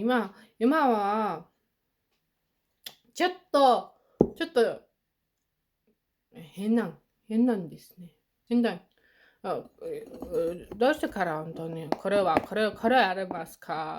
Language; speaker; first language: Japanese; non-native, learner; Mongolian